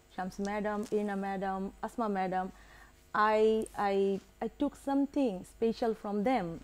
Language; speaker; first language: English; non-native, local second language; Bangla